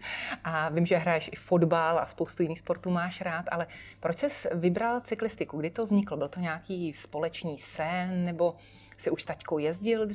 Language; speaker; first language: Czech; native; Czech